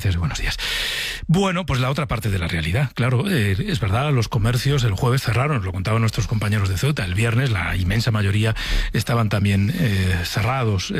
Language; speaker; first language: Spanish; native; Spanish